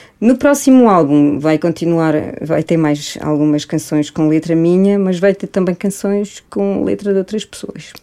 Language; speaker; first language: Portuguese; early bilingual, heritage; Portuguese